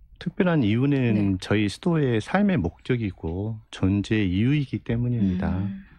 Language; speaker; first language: Korean; native; Korean